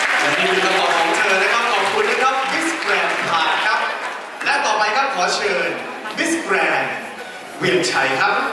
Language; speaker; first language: Thai; native; Thai